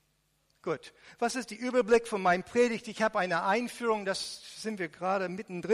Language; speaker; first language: German; non-native, fluent; Arabic